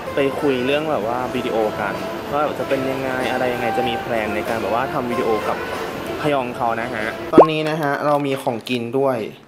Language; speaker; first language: Thai; native; Thai